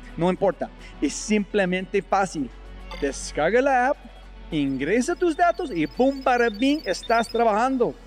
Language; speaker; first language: Spanish; non-native, fluent; English